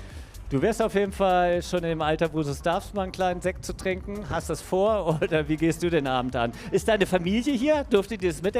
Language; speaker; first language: German; native; German